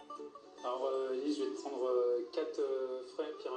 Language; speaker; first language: French; native; French